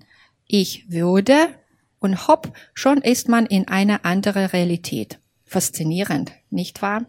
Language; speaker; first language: German; non-native, fluent; Russian